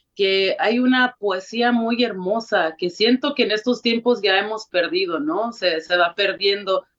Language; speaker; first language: Spanish; early bilingual, heritage; Spanish